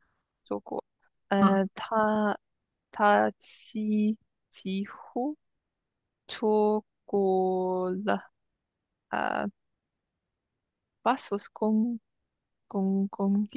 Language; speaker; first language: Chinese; non-native, learner; English